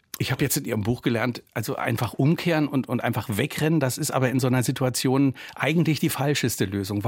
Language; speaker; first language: German; native; German